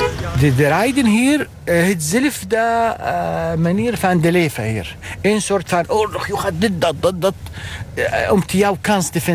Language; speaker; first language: Dutch; non-native, learner; Arabic